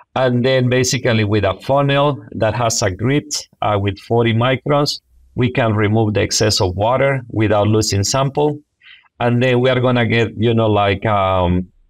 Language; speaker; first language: English; non-native, fluent; Spanish